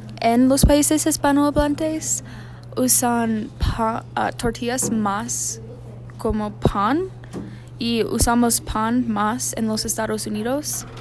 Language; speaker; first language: Spanish; non-native, learner; English